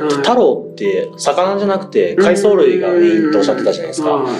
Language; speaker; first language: Japanese; native; Japanese